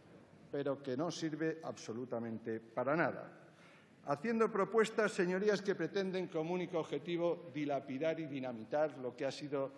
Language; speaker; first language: Spanish; native; Spanish